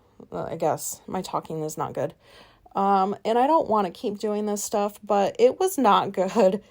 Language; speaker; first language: English; native; English